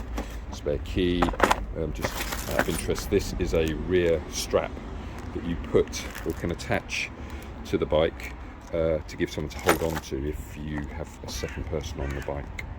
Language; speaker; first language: English; native; English